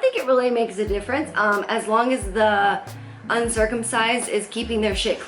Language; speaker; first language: English; native; English